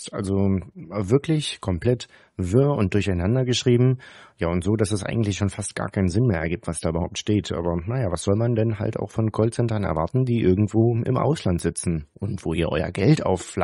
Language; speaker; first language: German; native; German